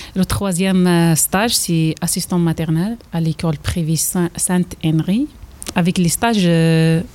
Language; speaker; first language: French; non-native, local second language; Arabic